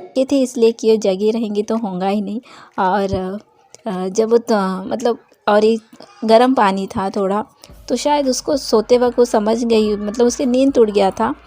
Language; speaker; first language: Hindi; non-native, local second language; Bangla